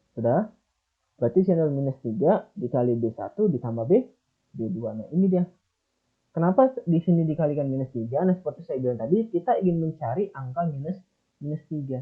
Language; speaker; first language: Indonesian; native; Indonesian